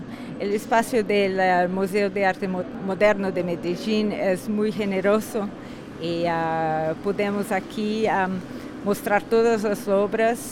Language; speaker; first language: Spanish; non-native, fluent; Portuguese